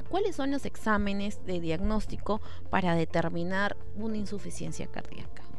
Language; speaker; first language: Spanish; native; Spanish